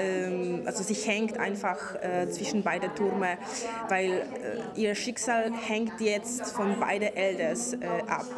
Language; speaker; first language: German; non-native, fluent; Polish